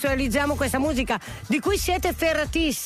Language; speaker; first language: Italian; native; Italian